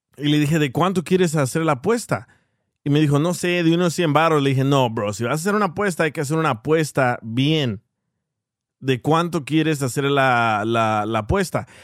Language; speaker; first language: Spanish; early bilingual, heritage; Spanish